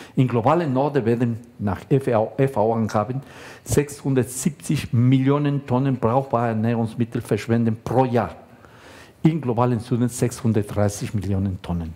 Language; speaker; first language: German; non-native, fluent; Spanish